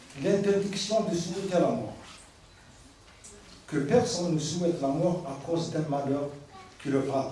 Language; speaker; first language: French; non-native, local second language; Arabic